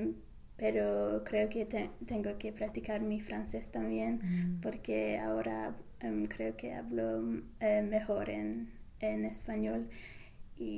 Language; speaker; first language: Spanish; non-native, fluent; English